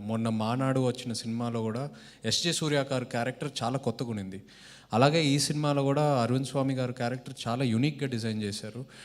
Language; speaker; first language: Telugu; native; Telugu